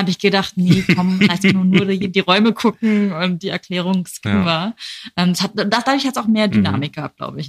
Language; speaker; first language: German; native; German